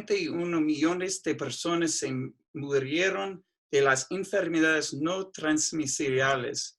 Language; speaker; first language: Spanish; non-native, fluent; English